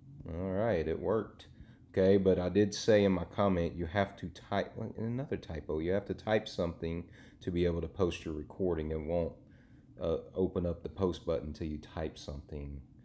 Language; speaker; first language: English; native; English